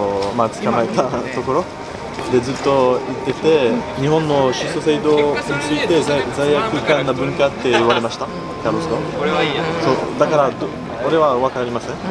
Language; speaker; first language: Japanese; non-native, learner; French